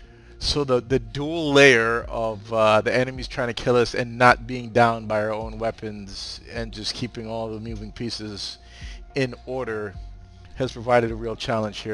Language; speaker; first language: English; native; English